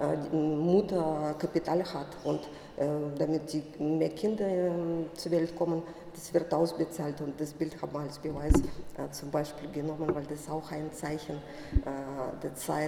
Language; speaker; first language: German; non-native, fluent; Russian